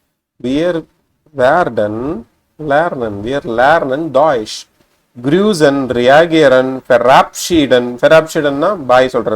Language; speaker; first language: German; non-native, fluent; Tamil